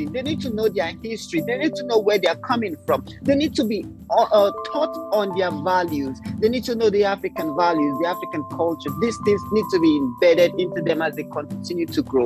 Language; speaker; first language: English; non-native, local second language; Ibibio